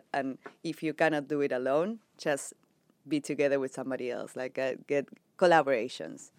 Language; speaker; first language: English; non-native, fluent; Spanish